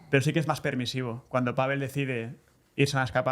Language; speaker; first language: Spanish; native; Spanish